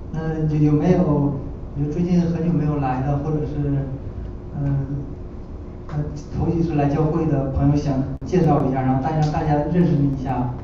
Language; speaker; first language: Chinese; native; Chinese